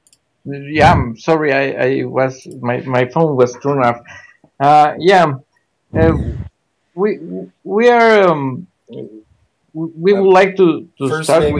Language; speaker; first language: English; non-native, fluent; Spanish